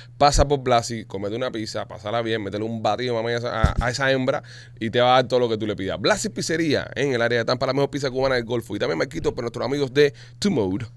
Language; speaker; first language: Spanish; native; Spanish